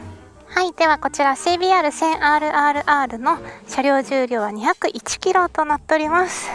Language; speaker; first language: Japanese; native; Japanese